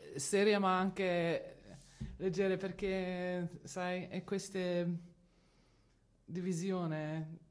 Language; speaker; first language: Italian; non-native, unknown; Spanish